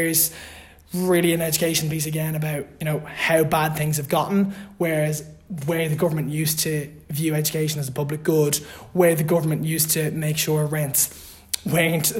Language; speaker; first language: English; native; English